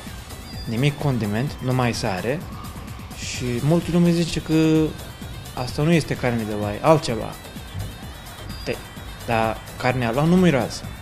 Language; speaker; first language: Romanian; non-native, learner; Turkish